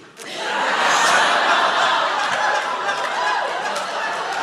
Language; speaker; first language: English; native; English